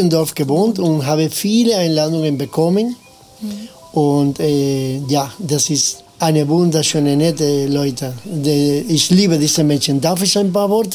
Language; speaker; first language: German; non-native, fluent; Spanish